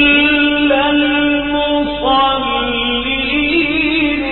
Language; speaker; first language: Arabic; native; Arabic